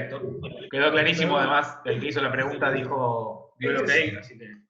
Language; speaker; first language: Spanish; native; Spanish